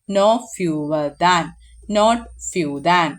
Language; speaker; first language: English; non-native, local second language; Malayalam